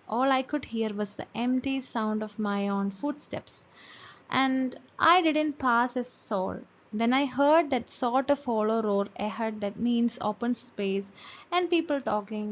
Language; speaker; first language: English; non-native, local second language; Malayalam